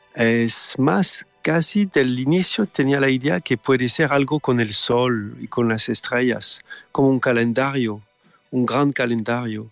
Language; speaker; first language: Spanish; non-native, fluent; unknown